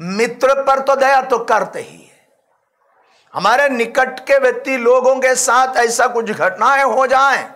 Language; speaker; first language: Hindi; non-native, local second language; Malayalam